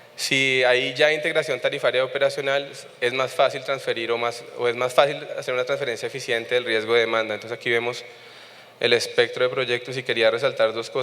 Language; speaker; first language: Spanish; native; Spanish